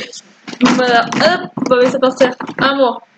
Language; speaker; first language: French; native; French